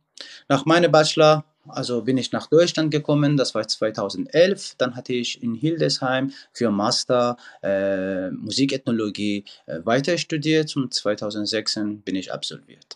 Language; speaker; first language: German; non-native, fluent; Persian